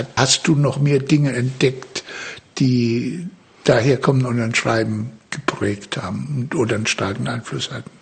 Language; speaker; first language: German; native; German